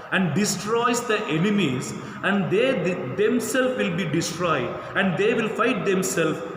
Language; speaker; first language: English; non-native, local second language; Telugu